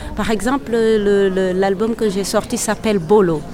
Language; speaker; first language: French; non-native, local second language; Serer